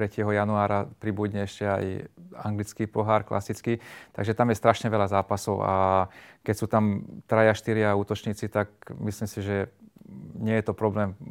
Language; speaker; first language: Slovak; non-native, local second language; Hungarian